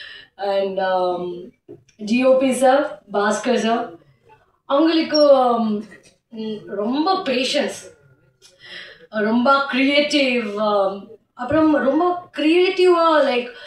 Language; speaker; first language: Tamil; non-native, learner; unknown